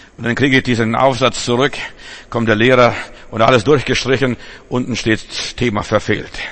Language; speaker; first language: German; non-native, fluent; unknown